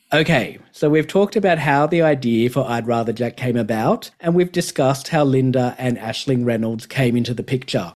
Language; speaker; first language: English; native; English